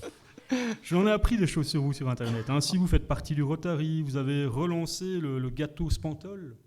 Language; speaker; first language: French; native; French